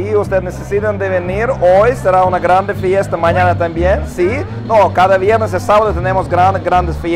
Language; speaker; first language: Spanish; non-native, fluent; Russian